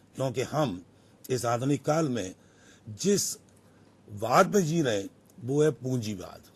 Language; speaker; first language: Hindi; native; Hindi